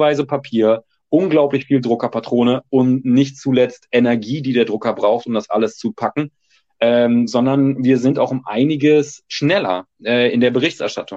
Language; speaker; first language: German; native; German